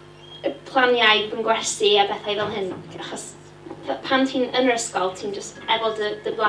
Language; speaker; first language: Welsh; non-native, learner; English